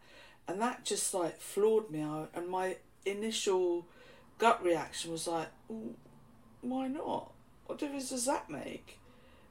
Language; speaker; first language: English; native; English